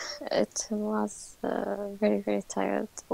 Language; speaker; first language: English; non-native, learner; Arabic